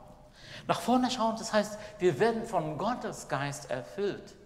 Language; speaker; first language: German; non-native, fluent; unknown